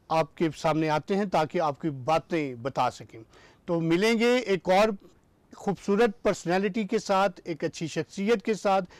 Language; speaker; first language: Urdu; non-native, local second language; Punjabi